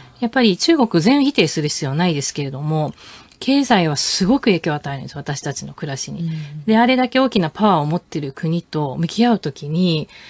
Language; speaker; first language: Japanese; native; Japanese